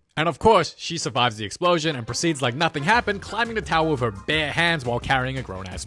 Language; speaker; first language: English; native; English